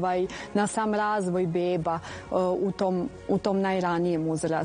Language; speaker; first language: Serbian; native; Serbian